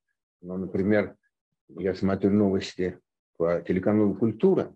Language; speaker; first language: Russian; native; Russian